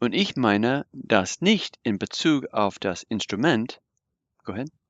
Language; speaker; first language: German; non-native, fluent; English